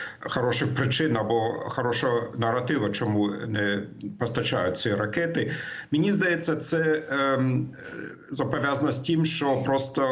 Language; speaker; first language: Ukrainian; non-native, fluent; German